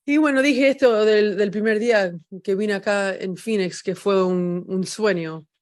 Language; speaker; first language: Spanish; early bilingual, heritage; Spanish